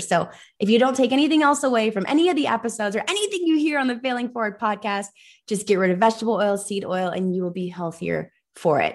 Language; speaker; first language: English; native; English